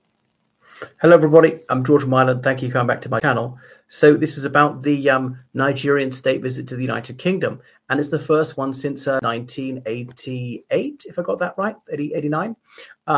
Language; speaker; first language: English; native; English